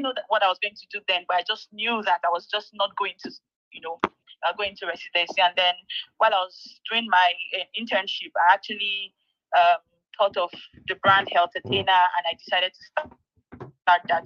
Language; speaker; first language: English; non-native, local second language; Igbo